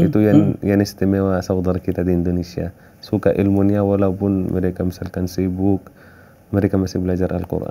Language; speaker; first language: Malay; non-native, fluent; Arabic